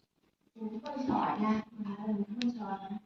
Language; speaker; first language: Vietnamese; native; Vietnamese